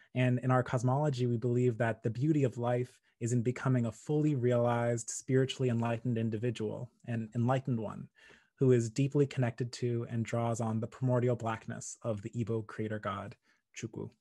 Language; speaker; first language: English; native; English